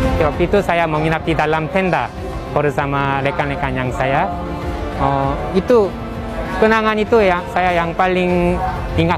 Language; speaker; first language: Indonesian; non-native, fluent; Korean